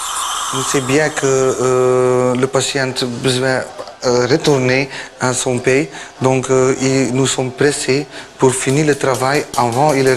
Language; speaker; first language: French; non-native, learner; Turkish